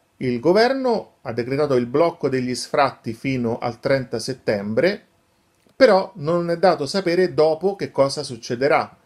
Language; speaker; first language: Italian; native; Italian